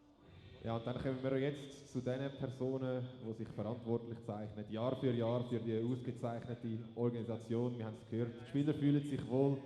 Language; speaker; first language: German; native; German